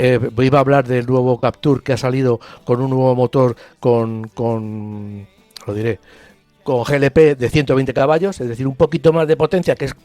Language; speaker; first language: Spanish; native; Spanish